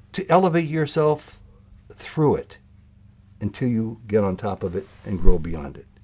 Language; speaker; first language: English; native; English